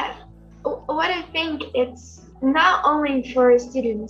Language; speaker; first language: English; non-native, fluent; Portuguese